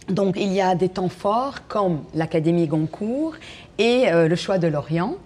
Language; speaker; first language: French; non-native, local second language; Arabic